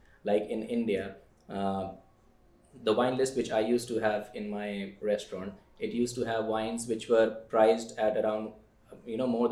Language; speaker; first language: English; non-native, local second language; Hindi